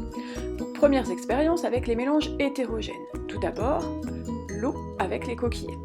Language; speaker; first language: French; native; French